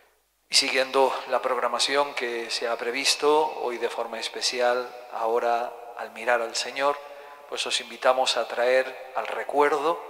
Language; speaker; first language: Spanish; native; Spanish